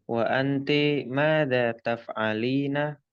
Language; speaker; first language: Arabic; non-native, learner; Indonesian